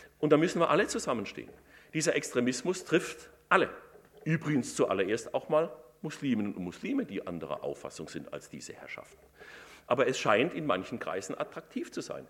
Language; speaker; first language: German; native; German